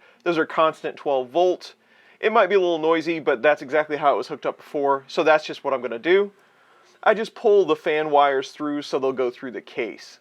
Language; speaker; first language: English; native; English